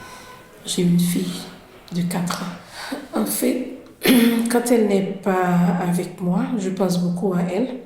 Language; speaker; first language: French; non-native, local second language; Haitian Creole